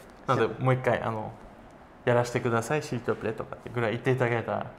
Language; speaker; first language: Japanese; non-native, fluent; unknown